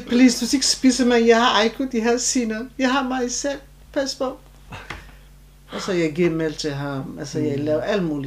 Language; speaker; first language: Danish; non-native, learner; Turkish